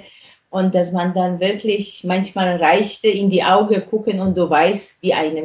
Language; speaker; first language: German; non-native, fluent; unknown